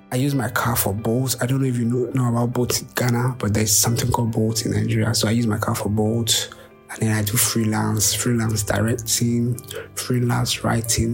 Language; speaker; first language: English; non-native, local second language; Yoruba